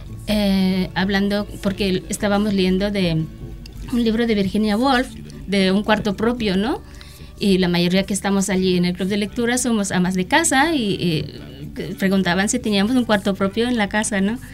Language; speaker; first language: Spanish; non-native, fluent; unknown